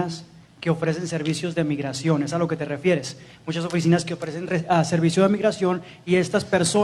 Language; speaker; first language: Spanish; native; Spanish